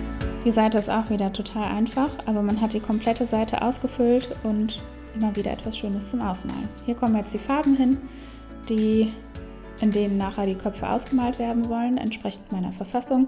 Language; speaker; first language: German; native; German